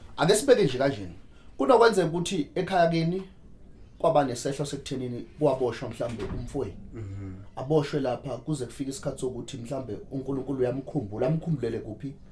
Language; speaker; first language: Zulu; native; Zulu